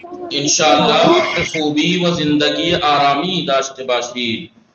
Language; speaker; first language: Persian; non-native, fluent; Urdu